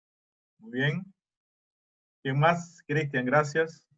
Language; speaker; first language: Spanish; native; Spanish